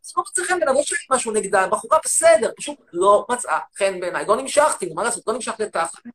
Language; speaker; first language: Hebrew; native; Hebrew